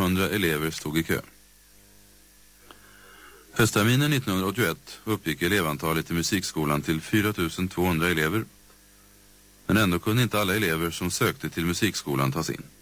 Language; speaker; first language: Swedish; native; Swedish